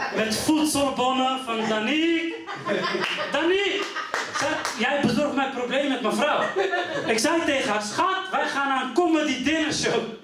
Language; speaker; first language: Dutch; early bilingual, other home language; Riffian